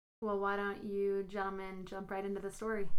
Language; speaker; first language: English; native; English